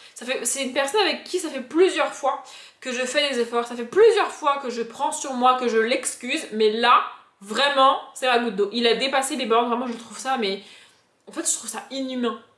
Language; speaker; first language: French; native; French